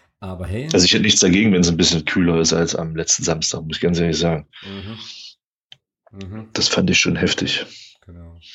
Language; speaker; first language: German; native; German